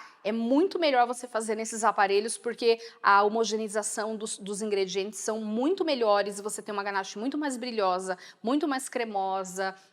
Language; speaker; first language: Portuguese; native; Portuguese